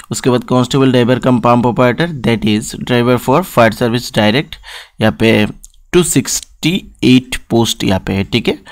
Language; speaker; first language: Hindi; non-native, local second language; Bangla